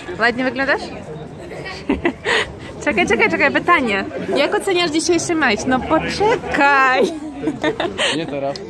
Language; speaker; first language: Polish; non-native, fluent; Ukrainian